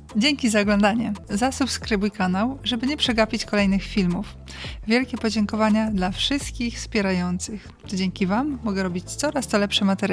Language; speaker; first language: Polish; native; Polish